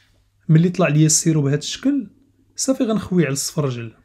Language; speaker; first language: Arabic; native; Arabic